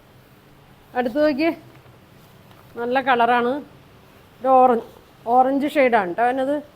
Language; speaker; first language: Malayalam; native; Malayalam